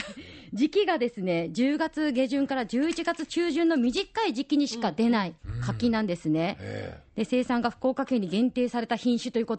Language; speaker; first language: Japanese; native; Japanese